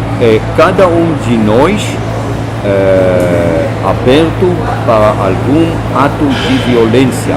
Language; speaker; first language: Portuguese; non-native, fluent; Hebrew